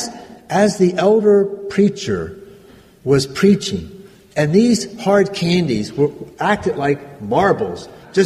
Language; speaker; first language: English; native; English